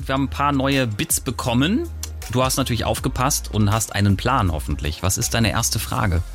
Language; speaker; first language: German; native; German